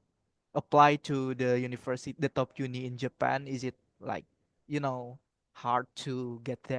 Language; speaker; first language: English; non-native, learner; Indonesian